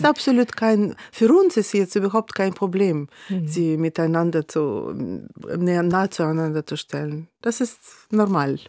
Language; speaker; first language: German; non-native, fluent; Russian